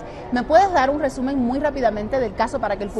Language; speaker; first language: Spanish; native; Spanish